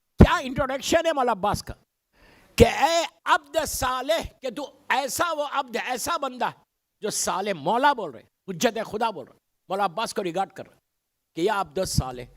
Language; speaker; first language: Urdu; native; Urdu